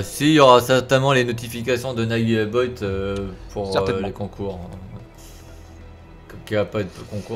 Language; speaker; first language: French; native; French